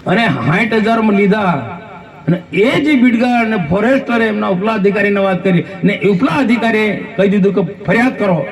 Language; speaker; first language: Gujarati; native; Gujarati